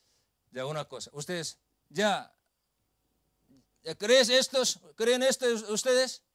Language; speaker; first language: Spanish; non-native, learner; Korean